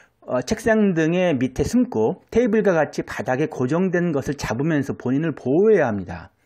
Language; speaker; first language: Korean; native; Korean